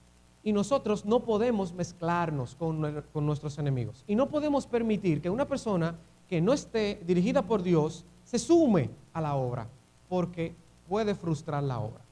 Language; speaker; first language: Spanish; native; Spanish